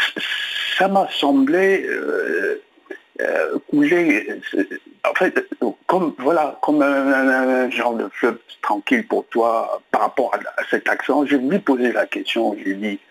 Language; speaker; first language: French; native; French